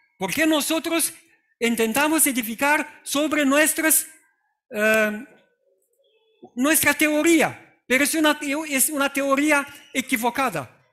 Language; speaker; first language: Spanish; non-native, fluent; Romanian